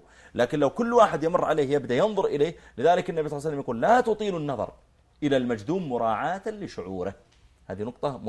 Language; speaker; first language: Arabic; native; Arabic